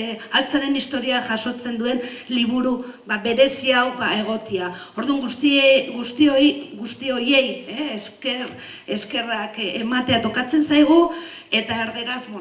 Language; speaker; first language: Basque; native; Basque